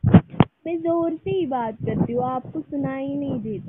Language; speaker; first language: Hindi; non-native, local second language; Kashmiri